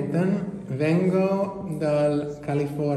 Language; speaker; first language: Italian; non-native, learner; English